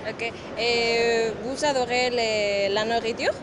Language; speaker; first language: French; non-native, learner; Spanish